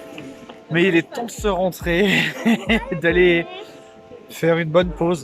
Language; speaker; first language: French; native; French